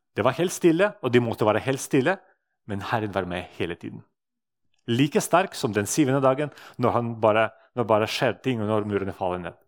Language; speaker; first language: Norwegian; non-native, fluent; Russian